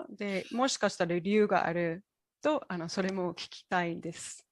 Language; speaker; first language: Japanese; non-native, fluent; English